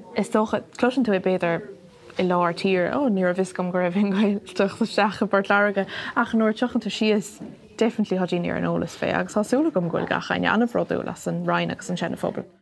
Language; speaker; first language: Irish; non-native, local second language; English